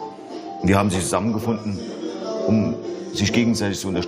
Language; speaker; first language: German; native; German